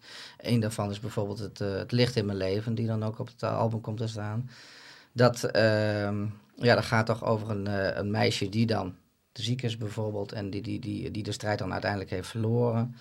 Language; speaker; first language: Dutch; native; Dutch